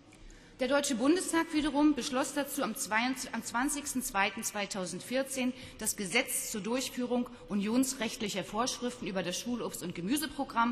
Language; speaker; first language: German; native; German